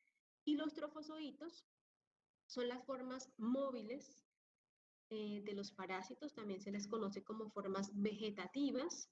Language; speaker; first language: Spanish; native; Spanish